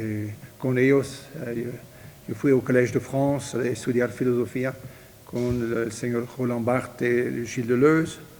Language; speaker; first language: Spanish; non-native, fluent; French